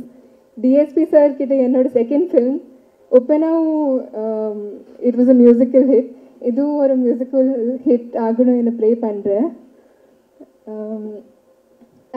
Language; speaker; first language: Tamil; non-native, learner; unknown